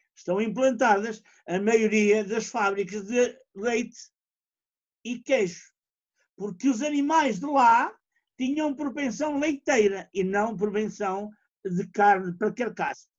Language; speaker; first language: Portuguese; native; Portuguese